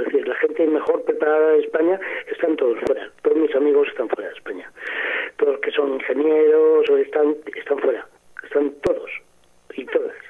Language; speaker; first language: Spanish; native; Spanish